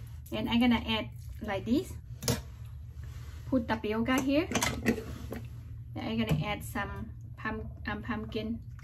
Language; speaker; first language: English; non-native, learner; Lao